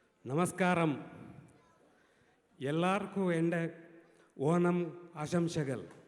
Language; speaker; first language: Malayalam; non-native, learner; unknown